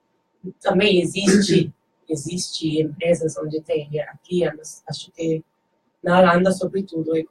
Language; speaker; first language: Portuguese; non-native, learner; Dutch